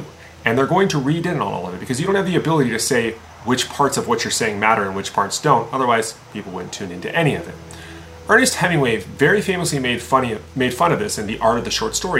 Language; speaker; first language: English; native; English